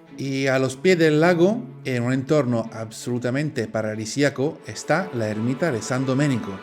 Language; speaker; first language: Spanish; non-native, fluent; Italian